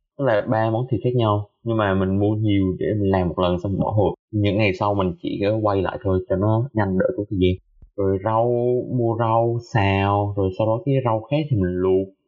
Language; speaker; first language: Vietnamese; native; Vietnamese